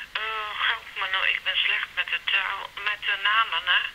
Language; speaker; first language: Dutch; non-native, learner; Serbian